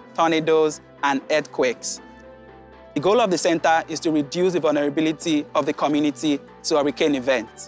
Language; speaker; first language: English; non-native, local second language; Yoruba